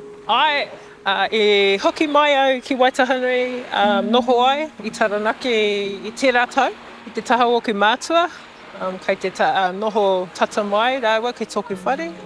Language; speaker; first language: Māori; non-native, local second language; English